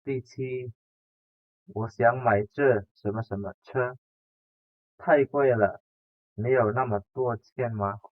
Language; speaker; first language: Chinese; non-native, fluent; Indonesian